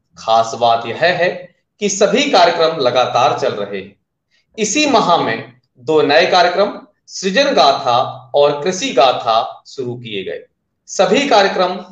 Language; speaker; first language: Hindi; non-native, local second language; Marathi